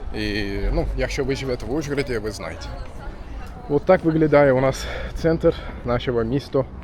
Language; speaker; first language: Ukrainian; non-native, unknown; Turkish